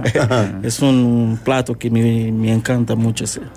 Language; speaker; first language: Spanish; non-native, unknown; Yoruba